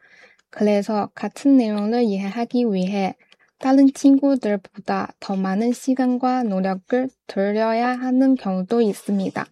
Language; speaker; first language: Korean; non-native, learner; Chinese